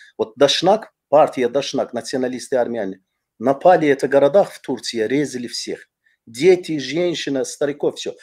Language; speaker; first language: Russian; non-native, fluent; Azerbaijani